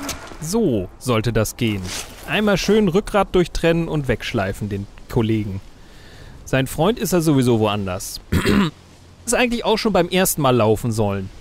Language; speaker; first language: German; native; German